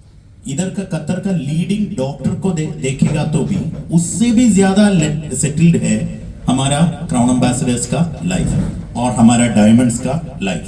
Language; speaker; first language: Hindi; non-native, learner; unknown